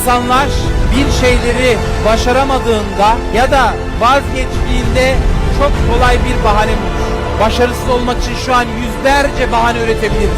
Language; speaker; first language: Turkish; native; Turkish